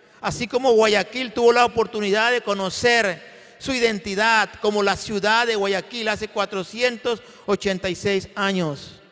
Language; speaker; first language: Spanish; native; Spanish